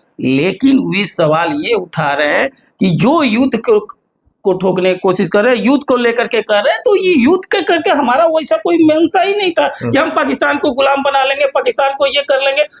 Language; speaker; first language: Hindi; native; Hindi